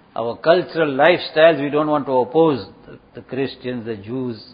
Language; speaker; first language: English; native; English